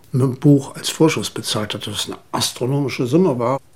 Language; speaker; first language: German; native; German